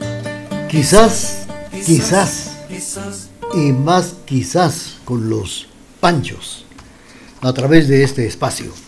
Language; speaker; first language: Spanish; native; Spanish